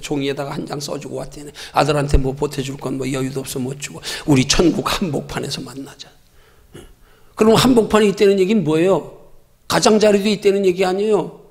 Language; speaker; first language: Korean; native; Korean